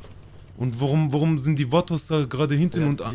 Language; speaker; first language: German; early bilingual, other home language; Turkish